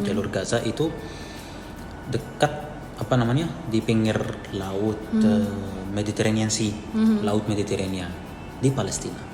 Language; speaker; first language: Indonesian; non-native, fluent; Arabic